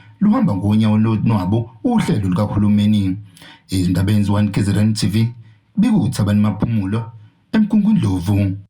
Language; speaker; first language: Zulu; native; Zulu